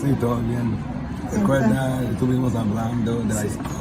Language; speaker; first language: Spanish; non-native, learner; English